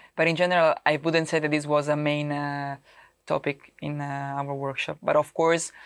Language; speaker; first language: English; non-native, fluent; Italian